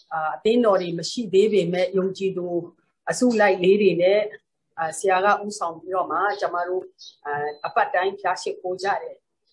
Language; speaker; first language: Burmese; non-native, local second language; Tedim Chin